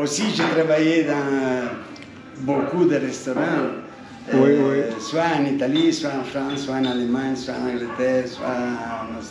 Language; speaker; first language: French; non-native, fluent; Italian